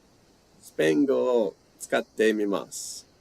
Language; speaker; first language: Japanese; non-native, learner; English